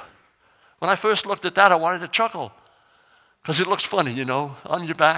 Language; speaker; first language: English; native; English